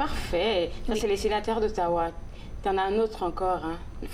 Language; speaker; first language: French; native; French